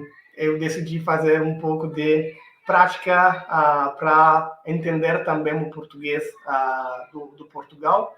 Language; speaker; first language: Portuguese; non-native, fluent; Italian